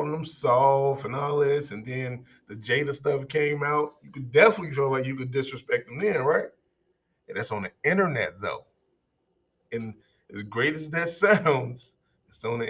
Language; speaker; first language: English; native; English